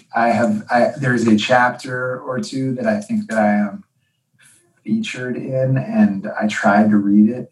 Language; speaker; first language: English; native; English